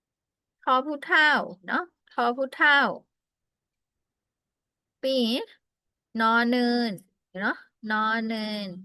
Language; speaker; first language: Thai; non-native, fluent; Burmese